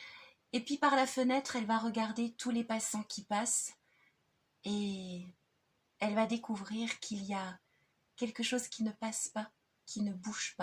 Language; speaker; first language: French; native; French